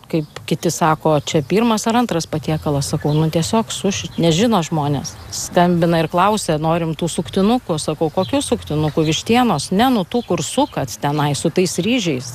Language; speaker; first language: Lithuanian; native; Lithuanian